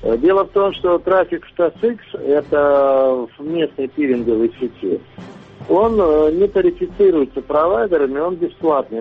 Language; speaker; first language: Russian; native; Russian